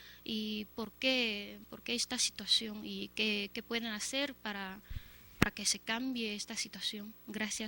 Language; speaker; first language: Spanish; non-native, fluent; Chinese